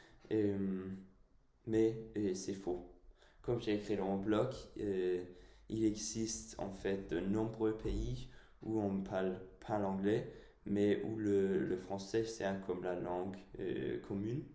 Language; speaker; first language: French; non-native, fluent; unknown